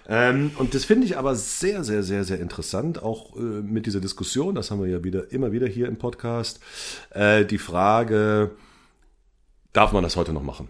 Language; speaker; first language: German; native; German